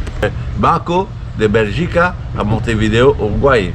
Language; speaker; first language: Spanish; non-native, learner; French